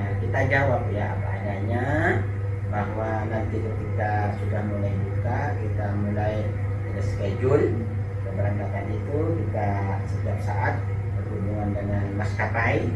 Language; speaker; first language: Indonesian; native; Indonesian